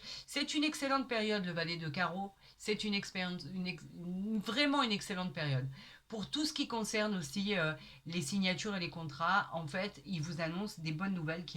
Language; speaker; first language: French; native; French